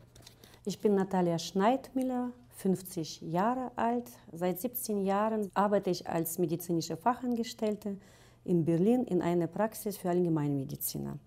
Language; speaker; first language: German; non-native, fluent; Russian